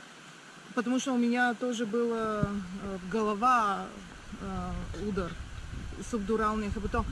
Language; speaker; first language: Russian; non-native, learner; Bulgarian